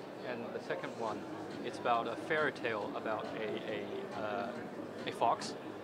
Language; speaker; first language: English; non-native, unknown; Chinese